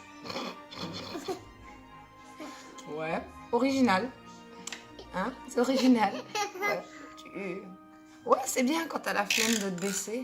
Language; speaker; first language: French; native; French